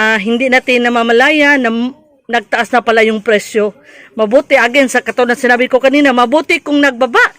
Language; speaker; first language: Filipino; non-native, local second language; Cebuano